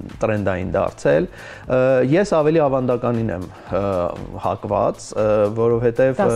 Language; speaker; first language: Armenian; early bilingual, heritage; Armenian